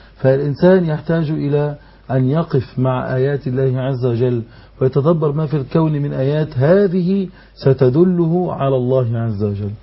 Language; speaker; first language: Arabic; native; Arabic